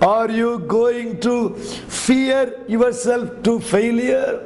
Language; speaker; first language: English; non-native, local second language; Tamil